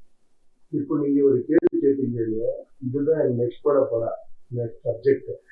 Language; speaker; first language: Tamil; non-native, learner; Kannada